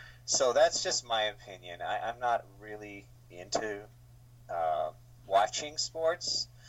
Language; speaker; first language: English; native; English